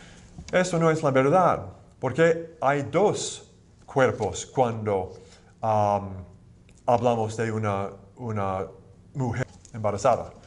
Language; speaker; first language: Spanish; non-native, fluent; English